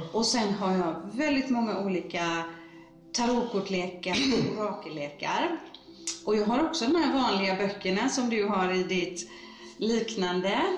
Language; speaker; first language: Swedish; native; Swedish